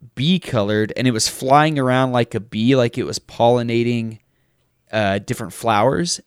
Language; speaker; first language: English; native; English